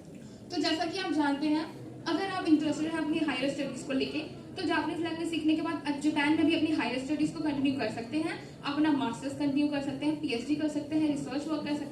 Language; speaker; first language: Hindi; native; Hindi